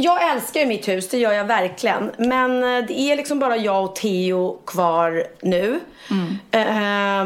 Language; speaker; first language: Swedish; native; Swedish